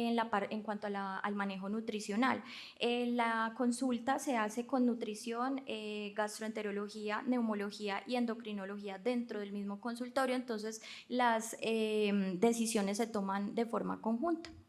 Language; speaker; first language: Spanish; native; Spanish